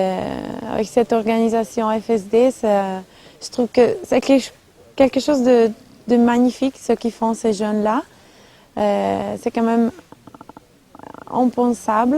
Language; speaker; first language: French; non-native, local second language; Italian